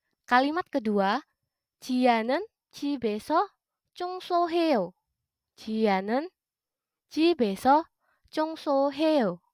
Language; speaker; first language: Korean; non-native, fluent; Indonesian